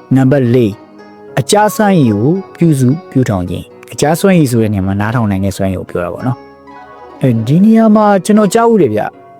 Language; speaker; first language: Burmese; native; Burmese